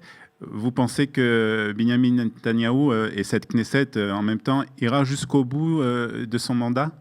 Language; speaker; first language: French; native; French